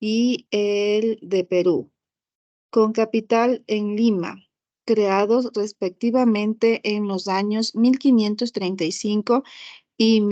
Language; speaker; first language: Spanish; native; Spanish